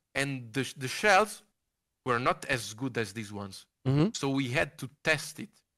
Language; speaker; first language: English; non-native, fluent; Italian